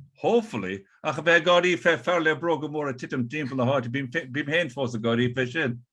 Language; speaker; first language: Irish; native; Irish